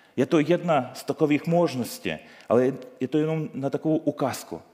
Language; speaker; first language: Czech; non-native, fluent; Ukrainian